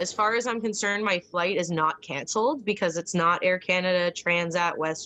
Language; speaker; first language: English; native; English